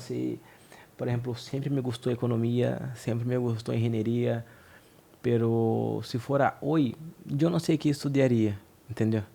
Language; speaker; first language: Spanish; non-native, fluent; Portuguese